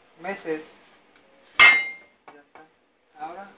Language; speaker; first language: Spanish; non-native, fluent; Persian